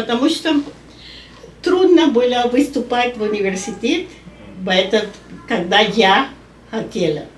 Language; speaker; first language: Russian; non-native, learner; Spanish